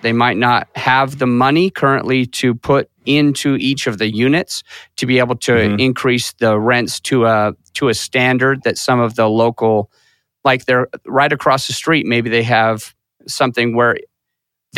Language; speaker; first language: English; native; English